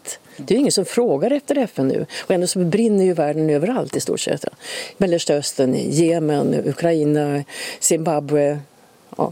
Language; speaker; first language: Swedish; native; Swedish